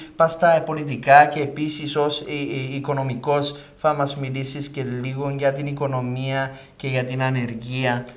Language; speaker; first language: Greek; native; Greek